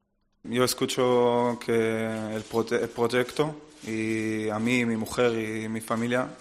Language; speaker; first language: Spanish; non-native, learner; Hebrew